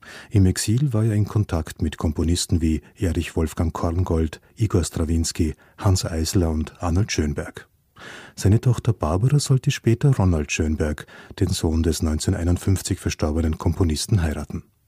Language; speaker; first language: German; native; German